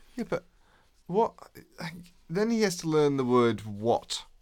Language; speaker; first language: English; native; English